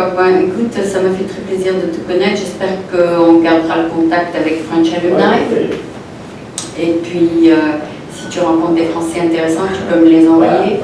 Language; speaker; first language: French; non-native, local second language; Arabic